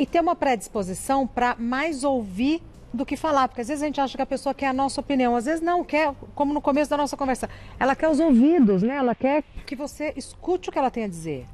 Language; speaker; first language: Portuguese; native; Portuguese